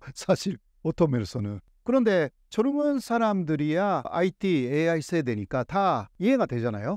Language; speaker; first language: Korean; non-native, fluent; Japanese